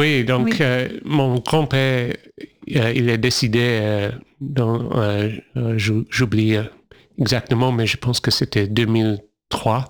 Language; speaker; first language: French; non-native, fluent; English